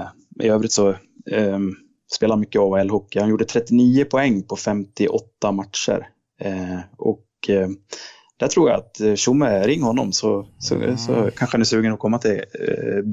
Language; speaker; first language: Swedish; native; Swedish